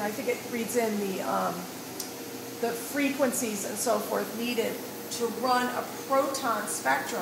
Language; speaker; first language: English; native; English